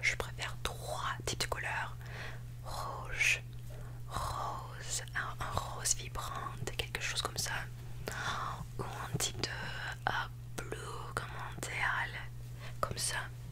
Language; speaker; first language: French; non-native, learner; English